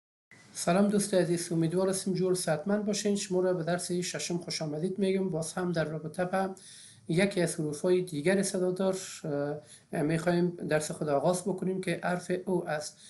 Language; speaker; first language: Persian; native; Persian